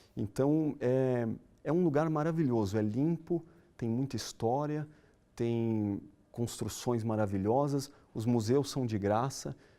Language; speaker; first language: Portuguese; native; Portuguese